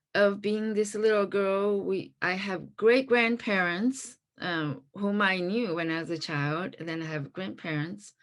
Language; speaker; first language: English; non-native, fluent; Chinese